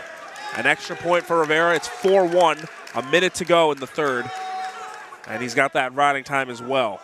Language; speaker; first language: English; native; English